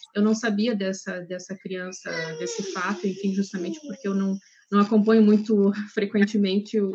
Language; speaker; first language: Portuguese; native; Portuguese